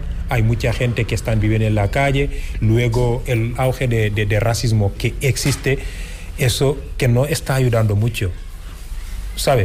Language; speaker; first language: Spanish; non-native, fluent; Wolof